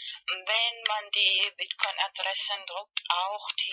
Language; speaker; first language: German; non-native, learner; Spanish